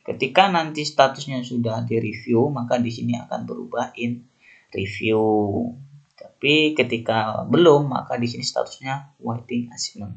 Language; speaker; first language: Indonesian; native; Indonesian